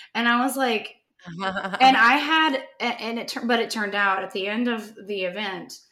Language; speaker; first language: English; native; English